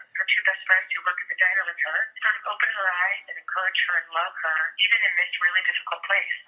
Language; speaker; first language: English; native; English